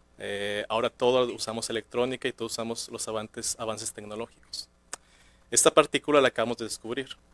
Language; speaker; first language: Spanish; native; Spanish